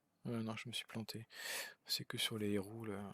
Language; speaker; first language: French; native; French